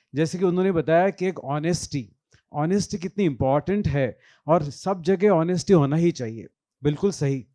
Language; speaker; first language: Hindi; non-native, local second language; Marathi